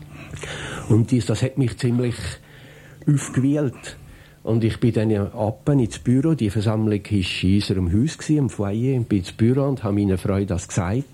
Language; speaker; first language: German; native; German